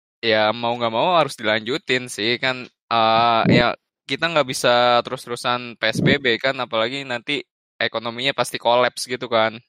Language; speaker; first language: Indonesian; native; Indonesian